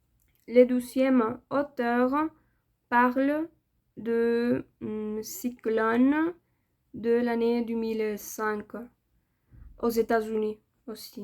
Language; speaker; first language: French; non-native, learner; Spanish